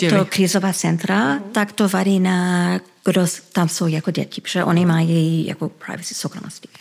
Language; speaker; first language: Czech; early bilingual, heritage; Czech